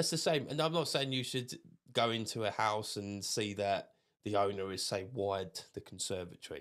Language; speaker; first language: English; native; English